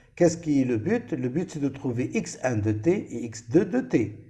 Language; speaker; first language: French; non-native, local second language; Arabic